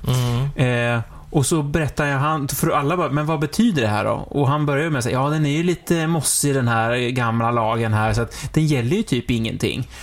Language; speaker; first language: Swedish; native; Swedish